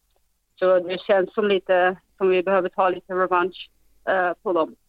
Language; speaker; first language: Swedish; non-native, fluent; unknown